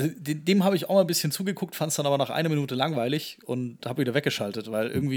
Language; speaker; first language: German; native; German